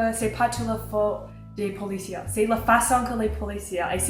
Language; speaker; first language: French; non-native, local second language; English